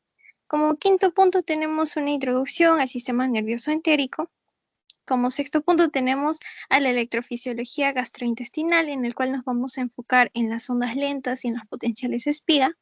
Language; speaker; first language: Spanish; native; Spanish